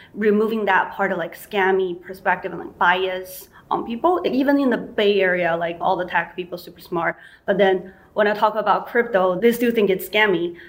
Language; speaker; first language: English; non-native, fluent; Chinese